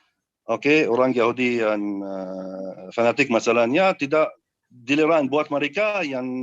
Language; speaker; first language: Indonesian; non-native, learner; Arabic